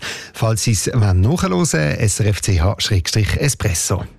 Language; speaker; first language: German; native; German